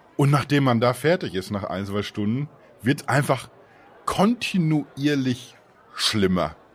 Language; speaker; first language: German; native; German